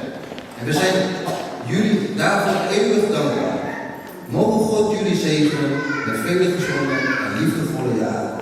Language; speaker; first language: Dutch; early bilingual, other home language; Tamil